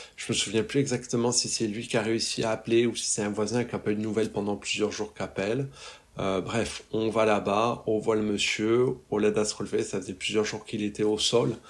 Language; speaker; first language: French; native; French